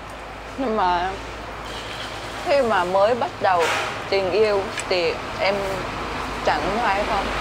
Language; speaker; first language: Vietnamese; non-native, learner; Japanese